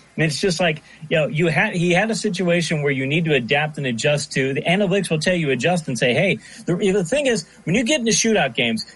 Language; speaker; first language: English; native; English